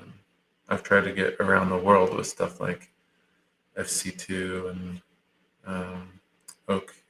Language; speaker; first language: English; native; English